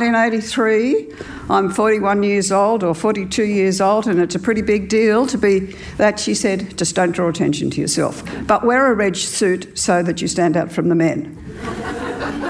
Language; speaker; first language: English; native; English